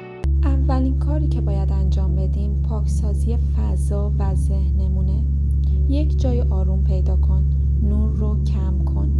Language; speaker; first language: Persian; native; Persian